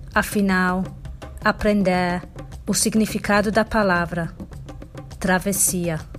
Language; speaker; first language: Portuguese; non-native, fluent; English